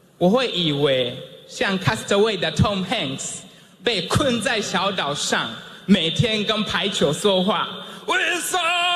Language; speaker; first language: Chinese; non-native, fluent; Swahili